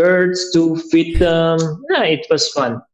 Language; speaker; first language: English; non-native, learner; Persian